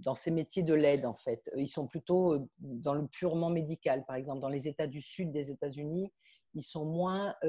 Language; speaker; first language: French; early bilingual, heritage; Spanish